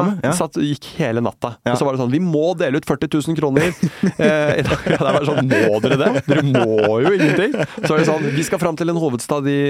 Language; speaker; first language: Norwegian; native; Norwegian